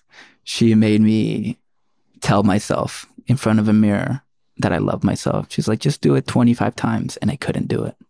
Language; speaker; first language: English; early bilingual, other home language; Spanish